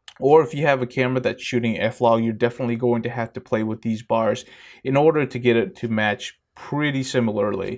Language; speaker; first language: English; native; English